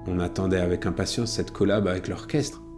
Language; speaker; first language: French; native; French